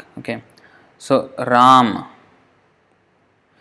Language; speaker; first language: English; non-native, local second language; Telugu